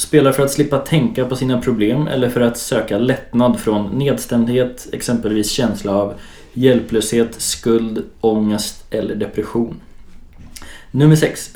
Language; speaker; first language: Swedish; native; Swedish